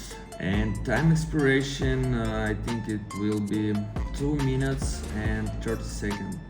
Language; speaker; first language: English; non-native, fluent; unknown